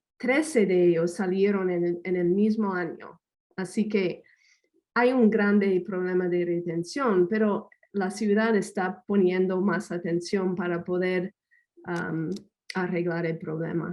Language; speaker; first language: Spanish; non-native, fluent; English